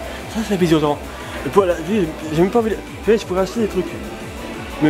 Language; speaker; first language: French; native; French